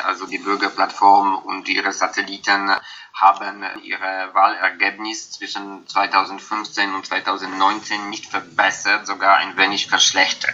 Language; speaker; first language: German; non-native, fluent; Polish